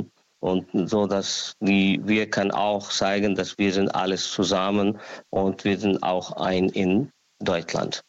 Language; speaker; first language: German; non-native, learner; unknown